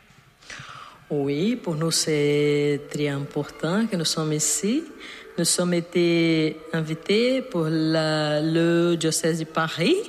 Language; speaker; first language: French; non-native, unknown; Portuguese